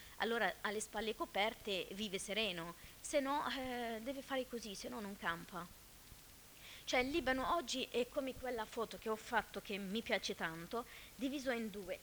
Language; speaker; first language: Italian; non-native, fluent; Arabic